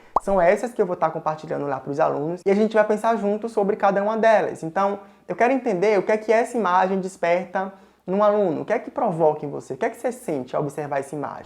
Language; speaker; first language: Portuguese; native; Portuguese